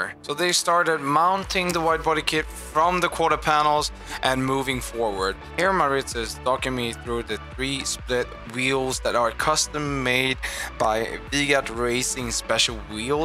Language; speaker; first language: English; non-native, fluent; Swedish